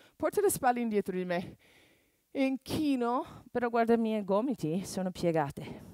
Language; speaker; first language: Italian; non-native, fluent; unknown